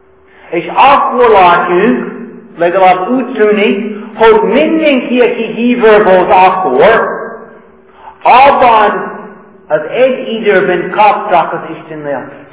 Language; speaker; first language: Hungarian; non-native, fluent; English